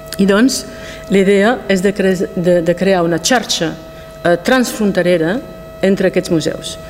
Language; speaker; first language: Catalan; non-native, local second language; French